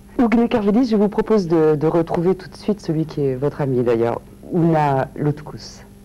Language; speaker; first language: French; native; French